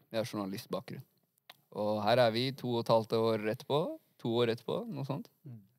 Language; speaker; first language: Norwegian; early bilingual, other home language; Persian